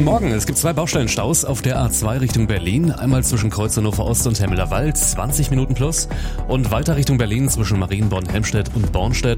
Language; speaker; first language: German; native; German